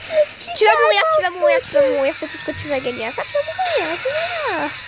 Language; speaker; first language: French; native; French